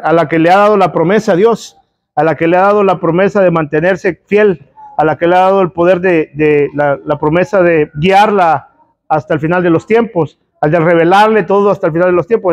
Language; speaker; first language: Spanish; native; Spanish